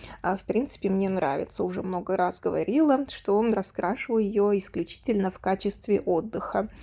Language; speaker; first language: Russian; native; Russian